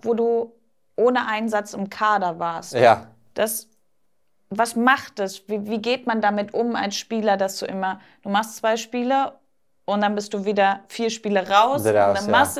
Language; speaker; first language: German; native; German